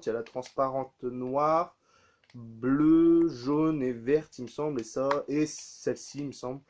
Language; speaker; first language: French; native; French